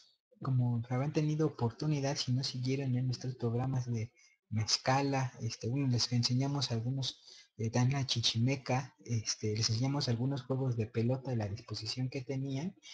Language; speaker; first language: Spanish; native; Spanish